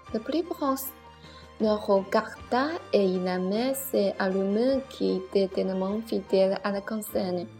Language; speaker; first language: French; non-native, learner; Chinese